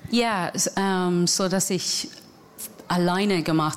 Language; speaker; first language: German; non-native, fluent; English